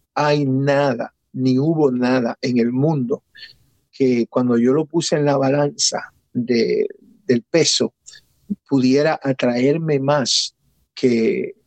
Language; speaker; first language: Spanish; early bilingual, heritage; Spanish